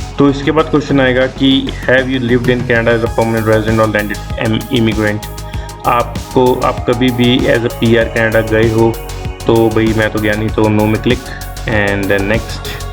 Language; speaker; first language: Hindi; non-native, local second language; Punjabi